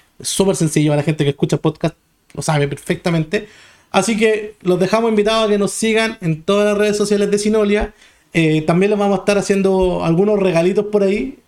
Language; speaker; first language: Spanish; native; Spanish